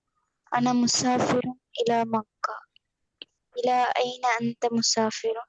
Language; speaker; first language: Arabic; non-native, learner; Tamil